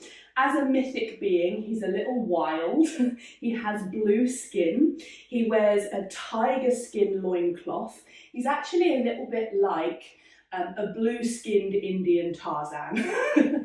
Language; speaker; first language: English; native; English